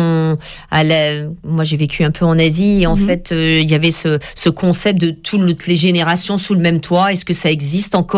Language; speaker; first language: French; native; French